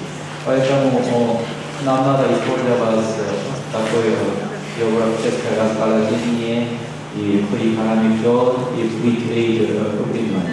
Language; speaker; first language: Russian; non-native, learner; Korean